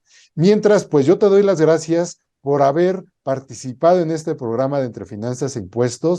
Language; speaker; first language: Spanish; native; Spanish